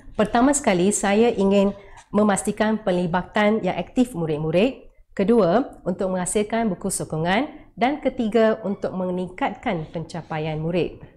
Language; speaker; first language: Malay; non-native, local second language; Tamil